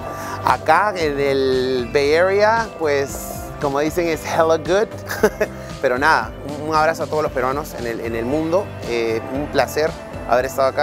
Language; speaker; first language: Spanish; native; Spanish